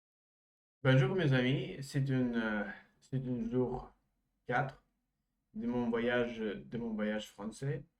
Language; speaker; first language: French; non-native, learner; Russian